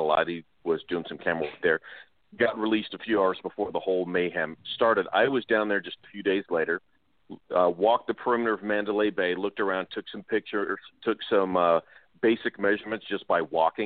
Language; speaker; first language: English; native; English